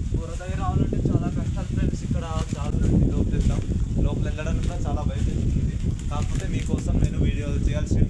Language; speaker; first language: Telugu; non-native, local second language; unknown